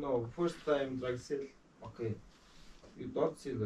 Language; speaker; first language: English; non-native, learner; Mongolian